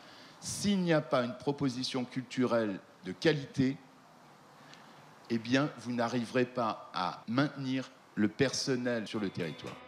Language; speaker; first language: French; native; French